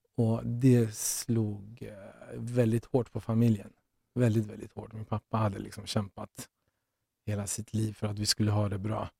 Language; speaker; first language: Swedish; early bilingual, other home language; Persian